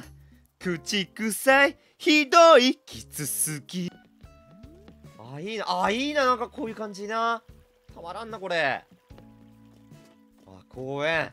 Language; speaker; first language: Japanese; native; Japanese